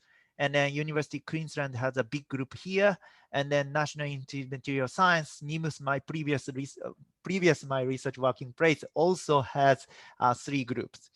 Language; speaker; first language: English; non-native, fluent; Japanese